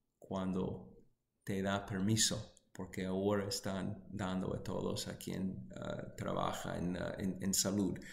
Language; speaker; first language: Spanish; non-native, fluent; English